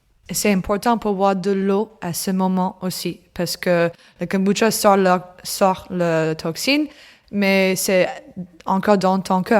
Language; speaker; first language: French; non-native, learner; English